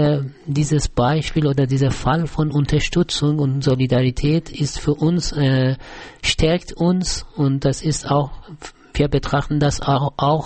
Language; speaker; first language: German; non-native, fluent; Persian